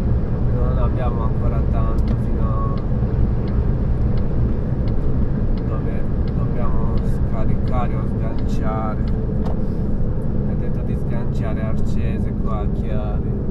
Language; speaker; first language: Italian; non-native, fluent; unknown